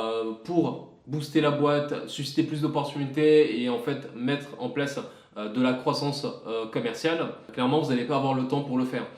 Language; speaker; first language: French; native; French